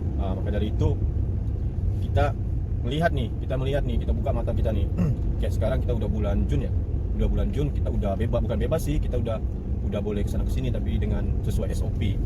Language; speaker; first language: Indonesian; native; Indonesian